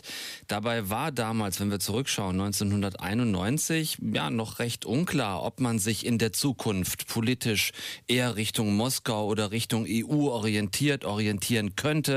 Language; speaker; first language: German; native; German